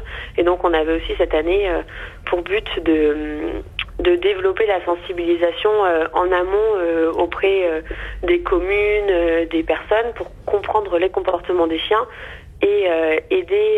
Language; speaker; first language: French; native; French